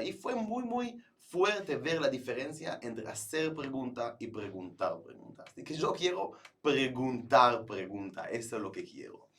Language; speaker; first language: Spanish; non-native, fluent; Hebrew